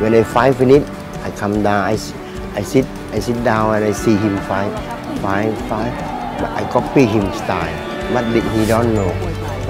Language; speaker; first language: English; non-native, learner; Thai